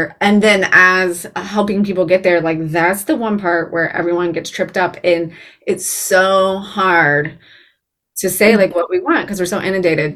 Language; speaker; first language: English; native; English